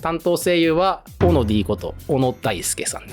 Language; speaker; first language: Japanese; native; Japanese